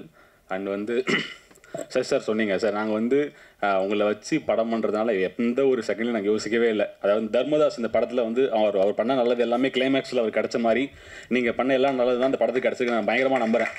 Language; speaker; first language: Tamil; native; Tamil